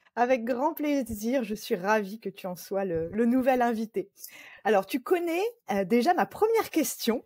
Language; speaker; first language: French; native; French